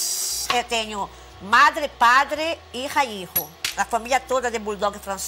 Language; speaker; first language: Spanish; non-native, fluent; Portuguese